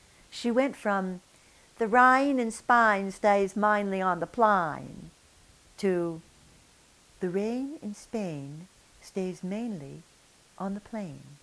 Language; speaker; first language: English; native; English